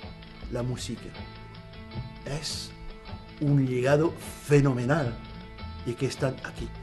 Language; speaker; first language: Spanish; non-native, learner; Arabic